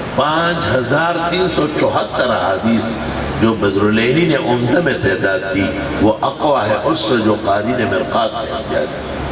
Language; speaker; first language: Urdu; non-native, local second language; Pashto